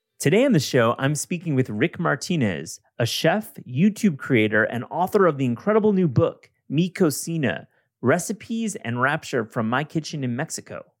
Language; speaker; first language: English; native; English